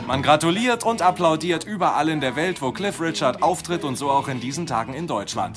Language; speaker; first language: German; native; German